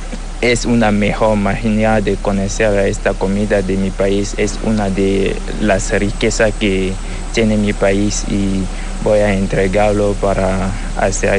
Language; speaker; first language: Spanish; non-native, learner; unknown